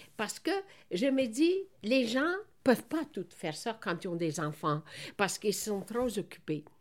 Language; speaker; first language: French; non-native, fluent; Italian